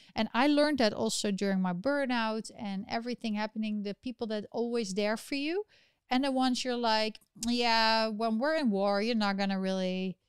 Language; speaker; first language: English; non-native, fluent; Dutch